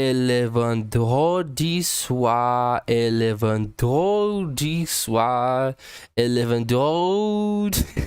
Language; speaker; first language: French; non-native, learner; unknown